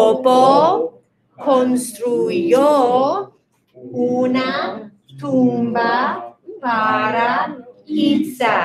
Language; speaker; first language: Spanish; non-native, fluent; English